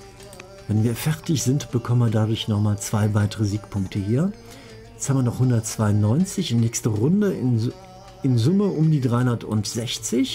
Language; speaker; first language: German; native; German